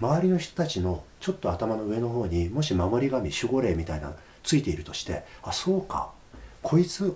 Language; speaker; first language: Japanese; native; Japanese